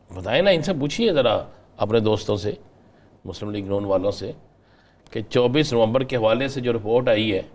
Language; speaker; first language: Urdu; native; Urdu